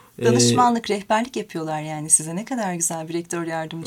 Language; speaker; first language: Turkish; native; Turkish